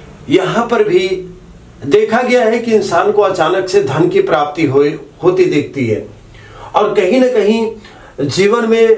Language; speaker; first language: Hindi; native; Hindi